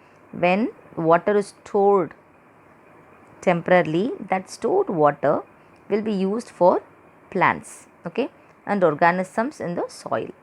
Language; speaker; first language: English; non-native, local second language; Tamil